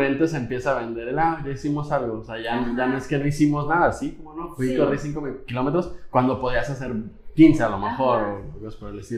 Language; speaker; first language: Spanish; native; Spanish